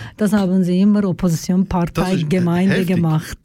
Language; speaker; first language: German; non-native, learner; Turkish